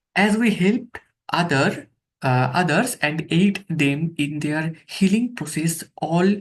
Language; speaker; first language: English; non-native, local second language; Bangla